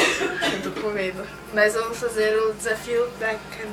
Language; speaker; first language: Portuguese; native; Portuguese